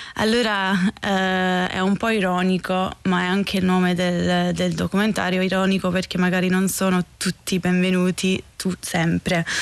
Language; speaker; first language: Italian; non-native, fluent; English